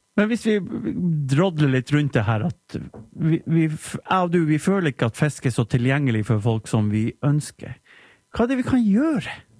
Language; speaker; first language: Norwegian; native; Norwegian